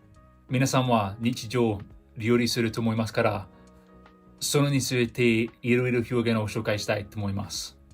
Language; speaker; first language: Japanese; non-native, fluent; English